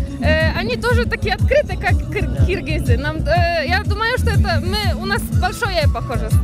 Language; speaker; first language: Russian; non-native, fluent; Polish